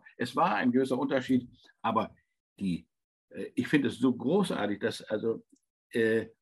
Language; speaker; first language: German; native; German